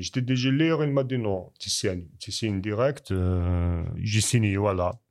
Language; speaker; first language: French; non-native, learner; Kabyle